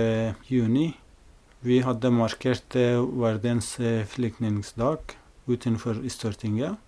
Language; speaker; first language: Norwegian; non-native, fluent; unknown